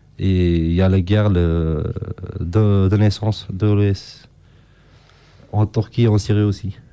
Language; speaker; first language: French; non-native, learner; Kurdish